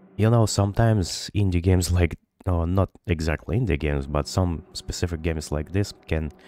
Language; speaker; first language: English; non-native, fluent; Russian